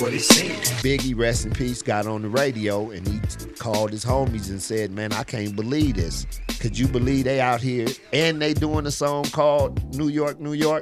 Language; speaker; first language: English; native; English